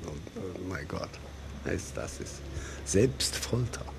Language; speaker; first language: German; non-native, fluent; English